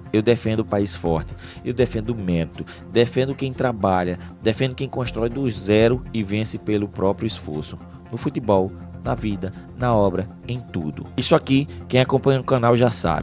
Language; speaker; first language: Portuguese; native; Portuguese